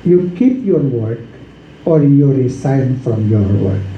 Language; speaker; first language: English; non-native, local second language; Filipino